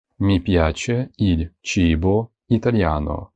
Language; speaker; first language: Italian; non-native, fluent; Ukrainian